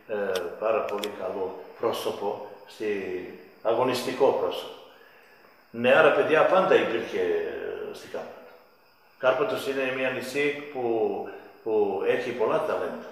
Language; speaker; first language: Greek; non-native, fluent; Serbian